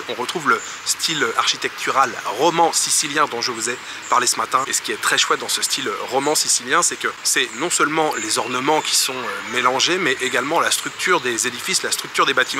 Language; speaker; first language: French; native; French